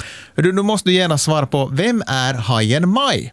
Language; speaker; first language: Swedish; native; Swedish